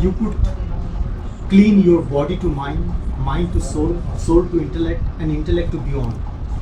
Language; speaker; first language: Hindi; non-native, local second language; Bangla